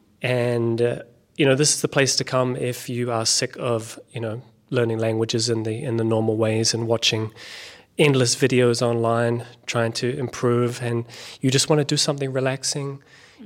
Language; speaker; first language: English; native; English